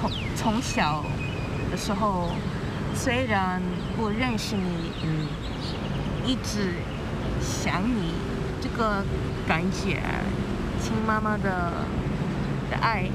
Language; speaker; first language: Chinese; non-native, learner; Dutch